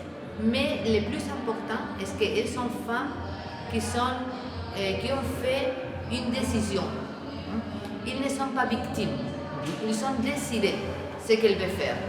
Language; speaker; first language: French; non-native, learner; Spanish